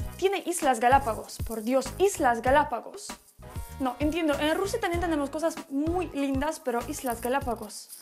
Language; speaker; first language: Spanish; non-native, fluent; Russian